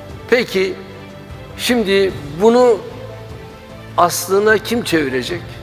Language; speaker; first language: Turkish; native; Turkish